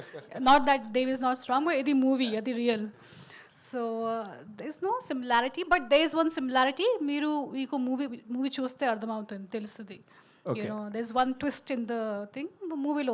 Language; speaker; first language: Telugu; non-native, learner; Hindi